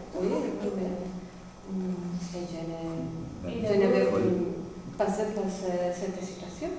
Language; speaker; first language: French; non-native, learner; Spanish